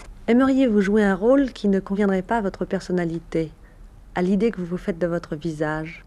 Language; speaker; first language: French; native; French